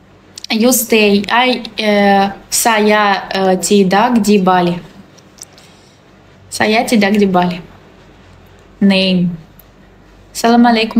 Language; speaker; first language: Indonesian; non-native, learner; Russian